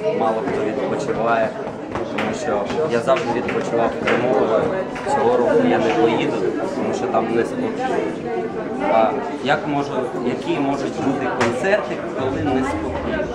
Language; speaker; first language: Ukrainian; non-native, local second language; Russian